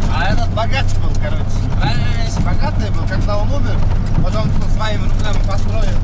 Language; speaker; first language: Russian; non-native, local second language; Kyrgyz